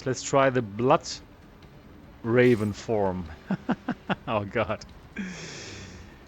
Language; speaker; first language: English; non-native, fluent; German